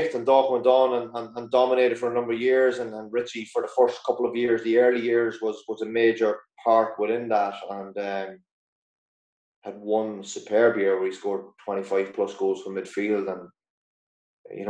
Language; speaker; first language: English; native; English